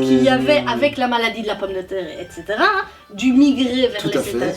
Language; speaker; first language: French; native; French